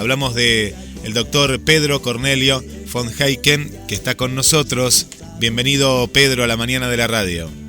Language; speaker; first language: Spanish; native; Spanish